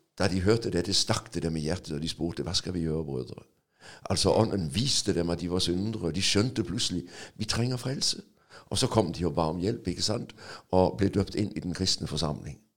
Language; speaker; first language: Norwegian; non-native, fluent; Danish